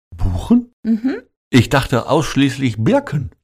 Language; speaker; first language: German; native; German